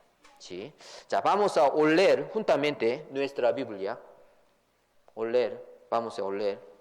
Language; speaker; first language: Spanish; non-native, fluent; Korean